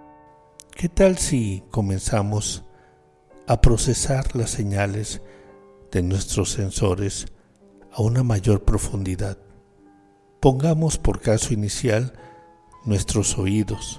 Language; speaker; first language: Spanish; native; Spanish